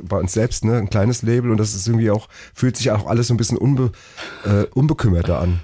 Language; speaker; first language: German; native; German